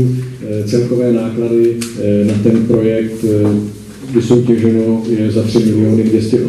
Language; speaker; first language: Czech; native; Czech